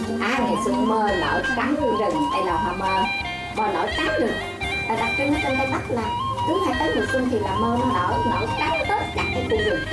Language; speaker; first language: Vietnamese; native; Vietnamese